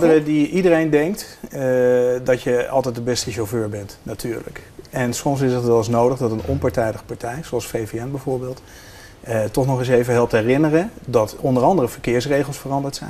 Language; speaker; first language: Dutch; native; Dutch